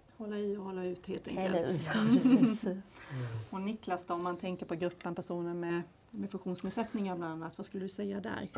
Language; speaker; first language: Swedish; native; Swedish